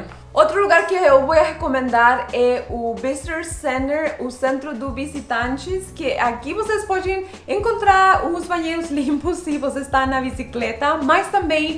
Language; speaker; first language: Portuguese; non-native, fluent; Spanish